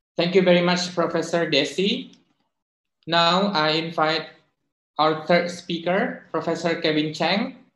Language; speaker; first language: English; non-native, fluent; Indonesian